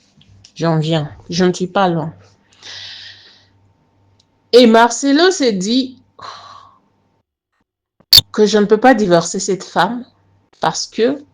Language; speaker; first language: French; non-native, local second language; Lingala